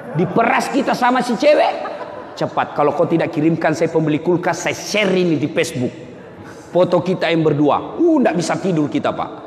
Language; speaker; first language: Indonesian; non-native, local second language; Buginese